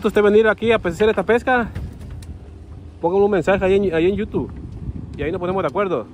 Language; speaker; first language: Spanish; native; Spanish